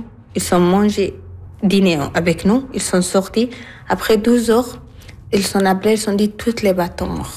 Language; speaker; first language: French; non-native, learner; Arabic